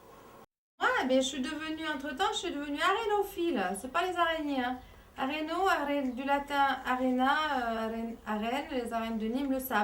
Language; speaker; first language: French; native; French